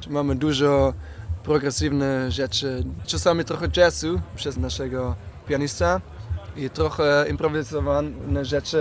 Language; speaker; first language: Polish; non-native, fluent; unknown